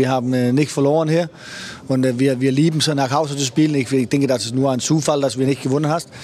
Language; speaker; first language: German; non-native, learner; Danish